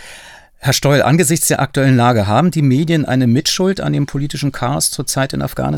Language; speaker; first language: German; native; German